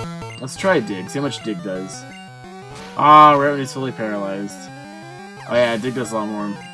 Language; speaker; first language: English; native; English